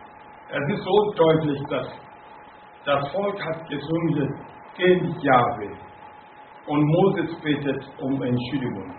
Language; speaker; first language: German; non-native, fluent; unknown